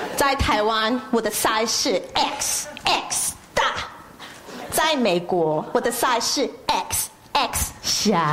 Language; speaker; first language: Chinese; non-native, fluent; English